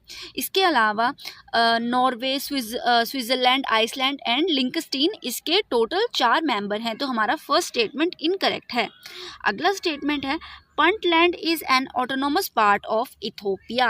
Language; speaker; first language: Hindi; native; Hindi